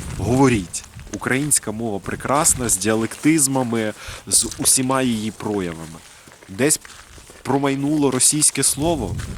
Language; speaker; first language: Ukrainian; non-native, local second language; Russian